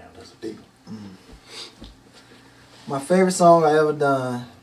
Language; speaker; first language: English; native; English